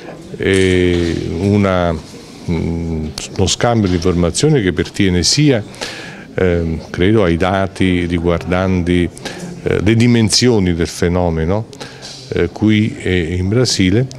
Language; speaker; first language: Italian; native; Italian